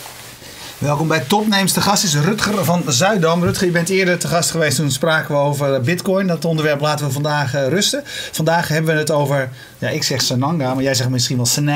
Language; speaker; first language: Dutch; native; Dutch